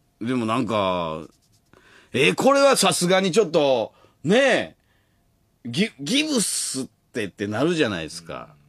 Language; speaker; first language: Japanese; native; Japanese